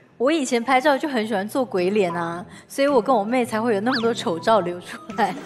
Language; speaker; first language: Chinese; native; Chinese